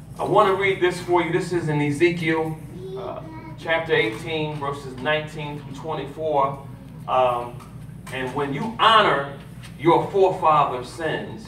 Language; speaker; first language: English; native; English